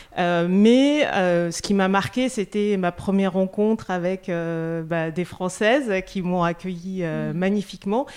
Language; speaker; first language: French; non-native, local second language; Russian